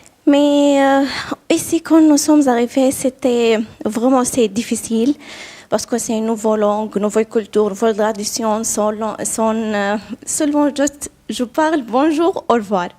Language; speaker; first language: French; non-native, learner; Arabic